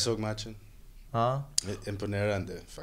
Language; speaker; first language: Swedish; non-native, fluent; English